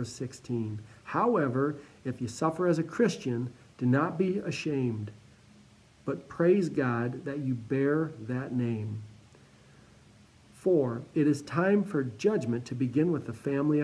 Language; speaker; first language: English; native; English